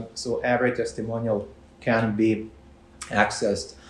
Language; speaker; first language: English; non-native, fluent; Ukrainian